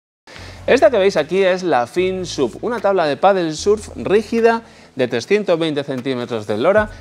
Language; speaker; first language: Spanish; native; Spanish